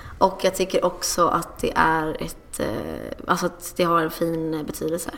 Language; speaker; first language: Swedish; early bilingual, other home language; English